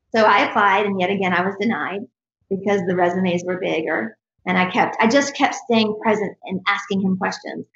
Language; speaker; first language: English; native; English